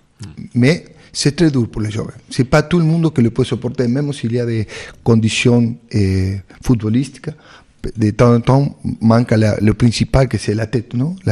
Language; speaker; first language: French; non-native, fluent; Spanish